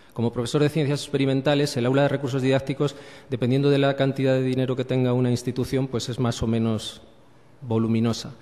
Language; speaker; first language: Spanish; native; Spanish